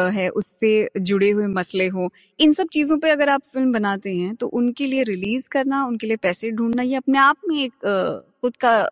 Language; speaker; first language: Hindi; native; Hindi